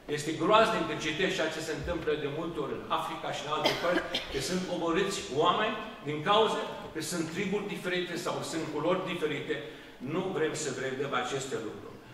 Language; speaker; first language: Romanian; early bilingual, heritage; Romanian